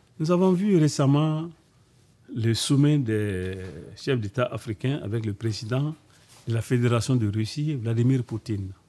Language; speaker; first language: French; non-native, local second language; Bambara